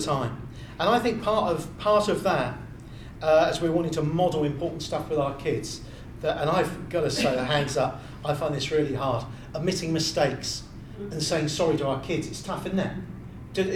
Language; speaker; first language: English; native; English